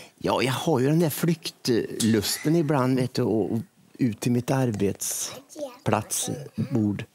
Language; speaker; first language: Swedish; native; Swedish